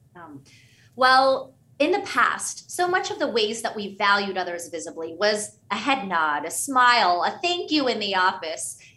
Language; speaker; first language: English; early bilingual, other home language; Hindi